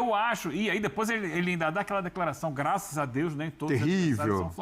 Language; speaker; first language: Portuguese; native; Portuguese